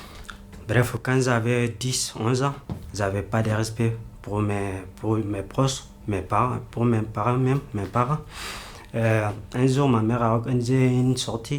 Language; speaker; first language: French; non-native, learner; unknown